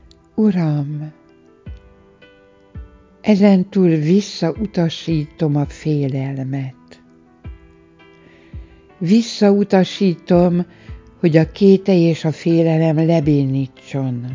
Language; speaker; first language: Hungarian; native; Hungarian